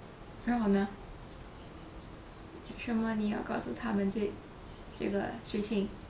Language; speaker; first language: Chinese; non-native, learner; Filipino